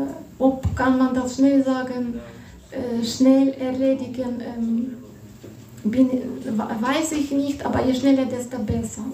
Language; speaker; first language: German; non-native, fluent; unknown